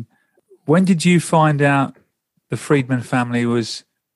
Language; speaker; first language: English; native; English